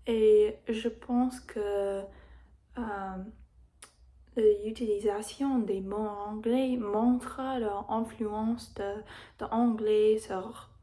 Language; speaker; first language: French; non-native, learner; English